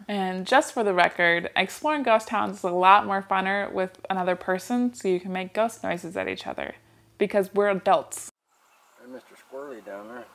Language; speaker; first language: English; native; English